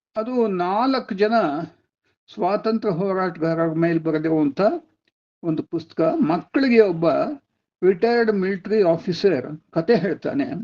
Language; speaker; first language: Kannada; non-native, local second language; Telugu